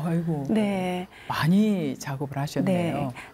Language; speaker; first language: Korean; native; Korean